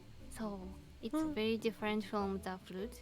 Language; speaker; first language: English; non-native, learner; Japanese